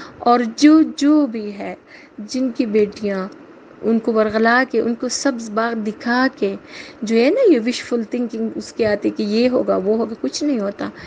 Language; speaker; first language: Urdu; native; Urdu